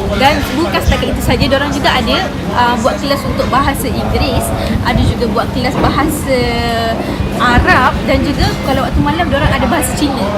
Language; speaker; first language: Malay; native; Malay